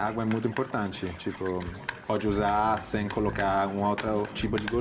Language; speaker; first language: Portuguese; non-native, fluent; Italian